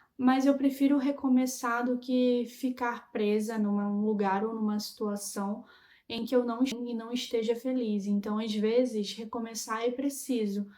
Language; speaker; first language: Portuguese; native; Portuguese